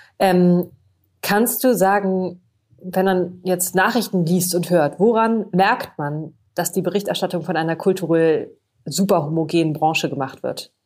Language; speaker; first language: German; native; German